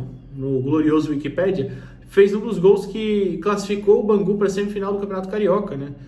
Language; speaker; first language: Portuguese; native; Portuguese